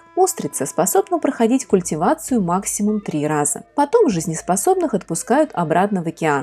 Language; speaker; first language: Russian; native; Russian